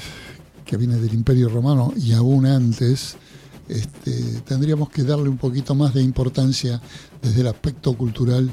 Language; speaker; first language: Spanish; native; Spanish